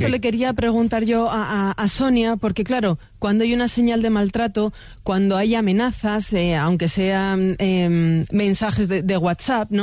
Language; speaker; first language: Spanish; native; Spanish